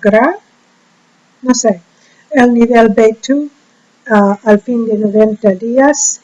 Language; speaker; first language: Spanish; non-native, learner; English